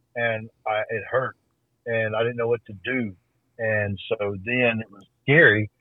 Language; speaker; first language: English; native; English